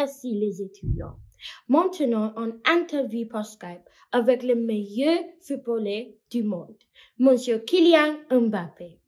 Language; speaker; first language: French; non-native, learner; English